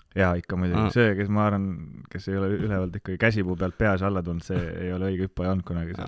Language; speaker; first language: Estonian; native; Estonian